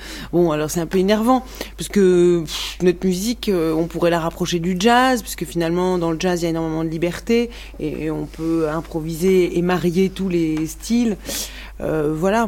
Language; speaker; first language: French; non-native, local second language; Arabic